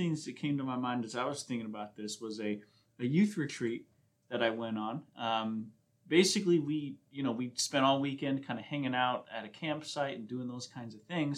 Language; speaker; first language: English; native; English